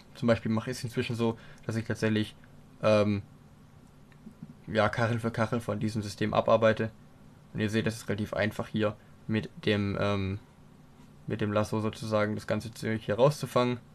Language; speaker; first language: German; native; German